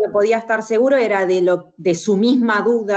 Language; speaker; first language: Spanish; native; Spanish